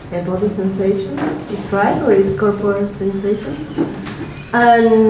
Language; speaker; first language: English; non-native, learner; Spanish